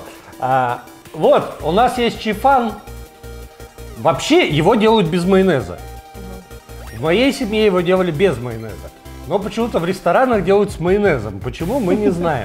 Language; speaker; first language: Russian; native; Russian